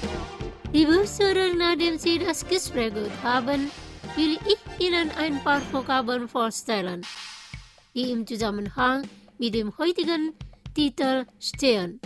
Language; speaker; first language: German; non-native, fluent; Indonesian